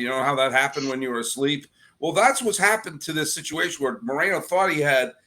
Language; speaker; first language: English; native; English